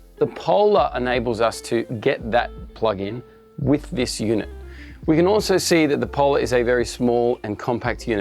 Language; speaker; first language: English; native; English